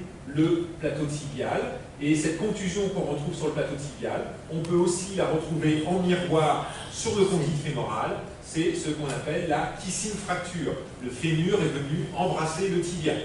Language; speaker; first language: French; native; French